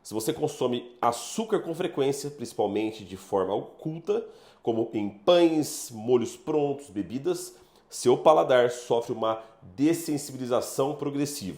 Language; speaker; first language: Portuguese; native; Portuguese